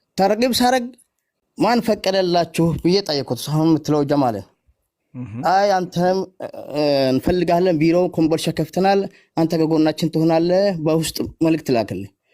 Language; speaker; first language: Amharic; non-native, local second language; Afar